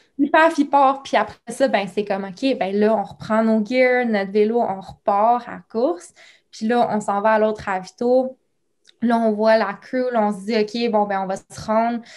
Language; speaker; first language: French; native; French